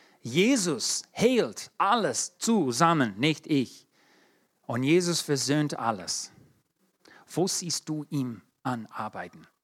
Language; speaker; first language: German; non-native, fluent; English